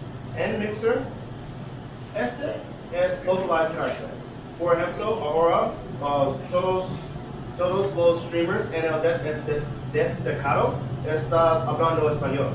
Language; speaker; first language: Spanish; non-native, learner; English